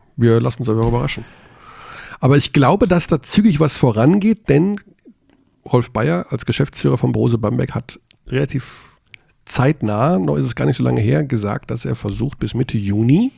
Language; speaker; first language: German; native; German